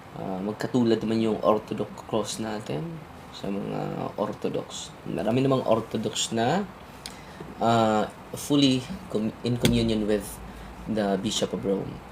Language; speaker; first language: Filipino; non-native, local second language; Cebuano